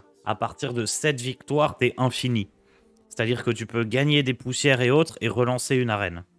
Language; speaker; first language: French; native; French